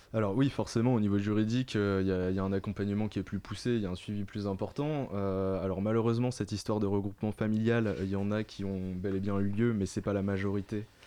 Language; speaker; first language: French; native; French